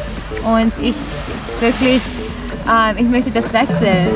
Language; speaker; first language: German; non-native, learner; Spanish